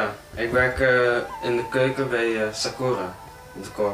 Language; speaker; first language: Dutch; early bilingual, other home language; Cantonese